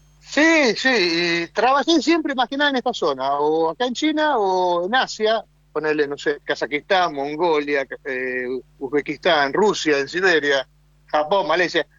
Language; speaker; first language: Spanish; native; Spanish